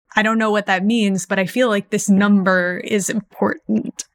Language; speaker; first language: English; native; English